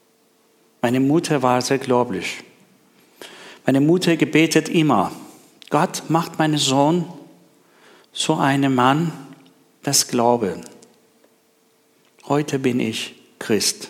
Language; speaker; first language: German; non-native, learner; Persian